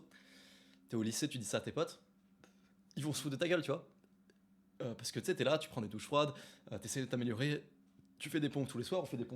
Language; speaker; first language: French; native; French